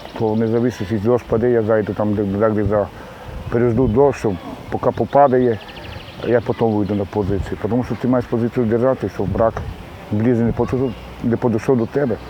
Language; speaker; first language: Ukrainian; non-native, local second language; Romany